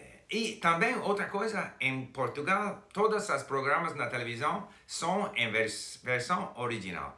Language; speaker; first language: Portuguese; non-native, fluent; English